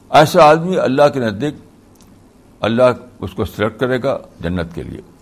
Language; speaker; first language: Urdu; native; Urdu